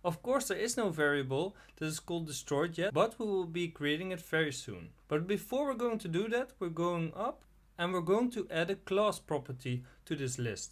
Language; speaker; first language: English; non-native, fluent; Dutch